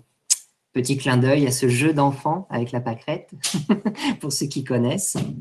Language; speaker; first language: French; native; French